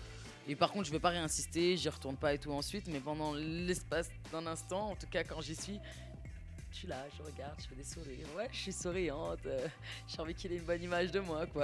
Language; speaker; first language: French; native; French